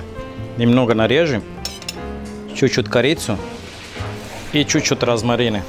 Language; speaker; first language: Russian; non-native, learner; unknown